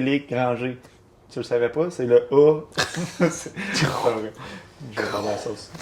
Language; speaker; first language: French; native; French